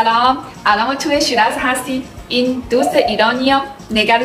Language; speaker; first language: Persian; non-native, learner; French